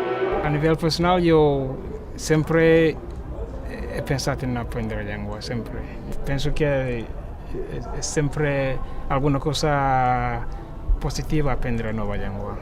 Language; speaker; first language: Catalan; non-native, fluent; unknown